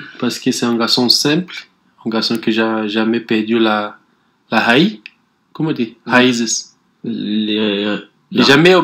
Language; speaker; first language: French; non-native, learner; Portuguese